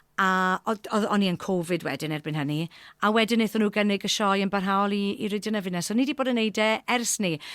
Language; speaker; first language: Welsh; non-native, local second language; English